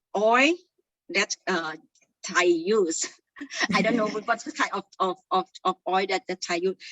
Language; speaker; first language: English; non-native, fluent; Thai